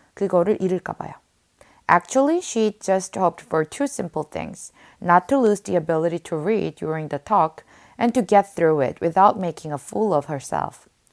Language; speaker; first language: English; non-native, fluent; Korean